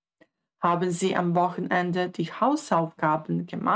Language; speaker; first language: German; non-native, fluent; Croatian